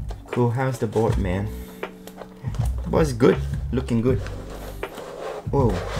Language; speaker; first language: English; non-native, fluent; Vietnamese